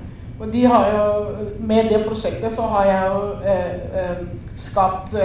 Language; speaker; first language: Norwegian; non-native, fluent; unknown